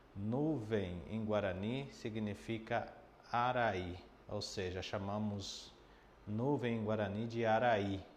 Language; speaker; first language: Portuguese; non-native, fluent; Guarani